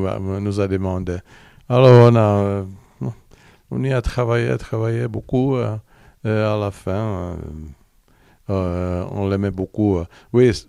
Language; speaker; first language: French; non-native, learner; Czech